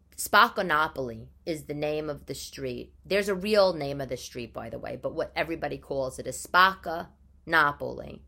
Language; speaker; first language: English; early bilingual, other home language; Italian